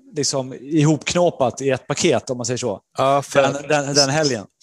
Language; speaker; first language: Swedish; early bilingual, other home language; Spanish